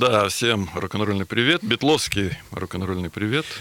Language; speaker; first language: Russian; native; Russian